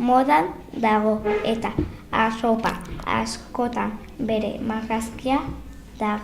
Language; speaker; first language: Basque; early bilingual, other home language; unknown